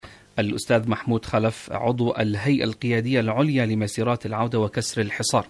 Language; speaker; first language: Arabic; native; Arabic